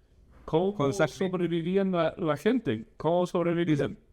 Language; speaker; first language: Spanish; non-native, fluent; English